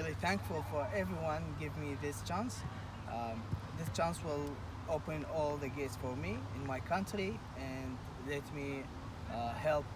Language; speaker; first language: English; non-native, learner; Arabic